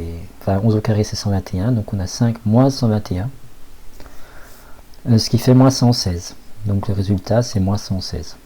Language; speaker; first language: French; native; French